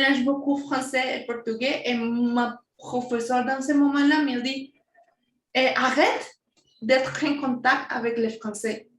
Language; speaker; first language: French; non-native, fluent; Spanish